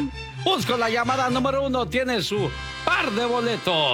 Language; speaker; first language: Spanish; native; Spanish